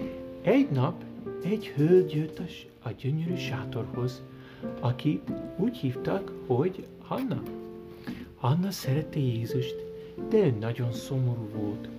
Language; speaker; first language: Hungarian; early bilingual, heritage; Hungarian